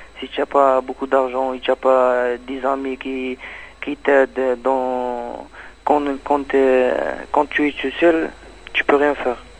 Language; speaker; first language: French; non-native, learner; Arabic